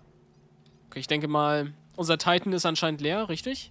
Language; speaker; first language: German; native; German